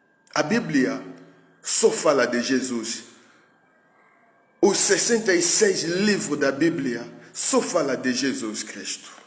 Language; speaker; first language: Portuguese; non-native, fluent; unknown